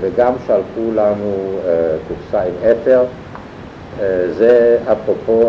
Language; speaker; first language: Hebrew; non-native, fluent; German